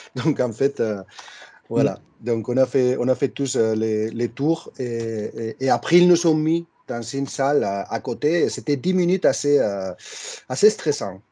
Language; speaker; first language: French; non-native, fluent; Spanish